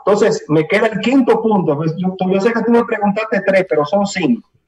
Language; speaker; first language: Spanish; native; Spanish